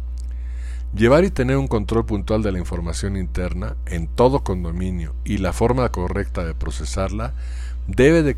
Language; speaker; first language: Spanish; native; Spanish